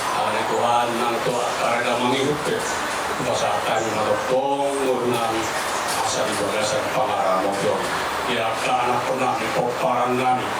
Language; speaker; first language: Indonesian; non-native, local second language; Batak Toba